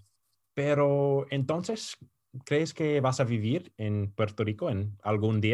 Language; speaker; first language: Spanish; non-native, fluent; English